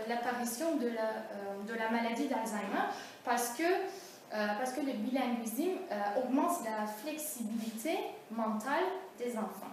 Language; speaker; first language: French; non-native, fluent; Turkish